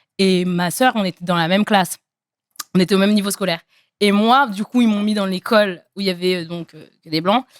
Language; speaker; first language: French; native; French